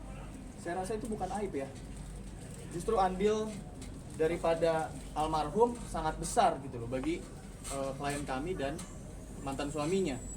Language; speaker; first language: Indonesian; native; Indonesian